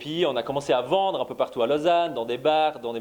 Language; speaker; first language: French; native; French